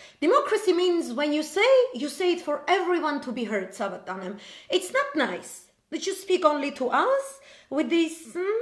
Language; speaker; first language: English; non-native, fluent; Armenian